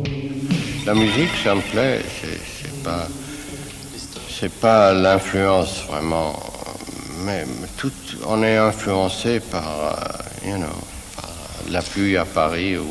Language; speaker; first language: French; non-native, fluent; Swiss German